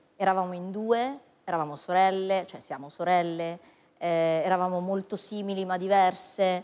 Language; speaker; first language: Italian; native; Italian